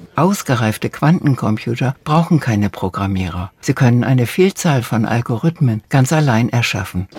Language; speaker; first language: German; native; German